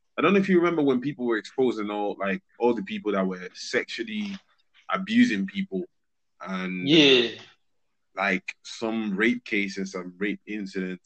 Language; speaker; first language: English; non-native, fluent; Spanish